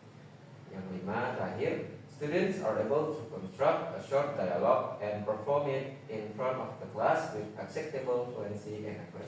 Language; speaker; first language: English; non-native, fluent; Indonesian